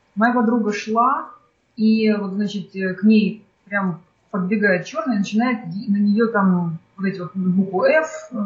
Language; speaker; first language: Russian; native; Russian